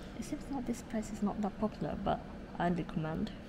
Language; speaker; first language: English; non-native, fluent; Japanese